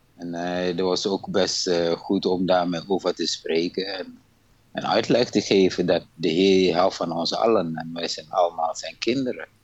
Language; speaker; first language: Dutch; non-native, fluent; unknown